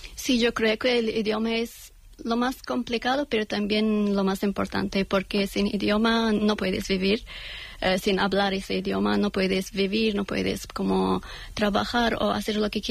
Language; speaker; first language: Spanish; non-native, learner; Persian